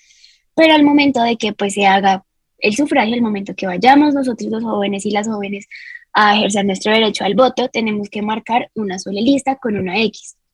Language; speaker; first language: Spanish; native; Spanish